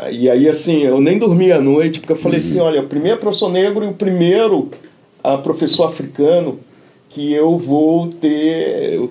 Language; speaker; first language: Portuguese; native; Portuguese